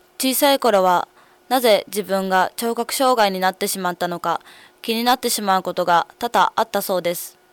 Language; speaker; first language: Japanese; native; Japanese